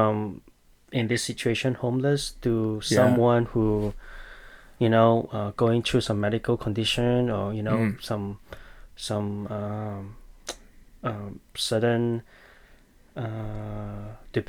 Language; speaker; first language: English; non-native, local second language; Chinese